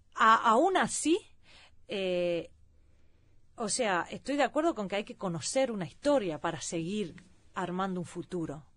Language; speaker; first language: Spanish; early bilingual, heritage; Swedish